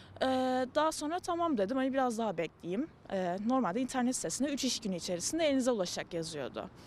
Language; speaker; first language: Turkish; native; Turkish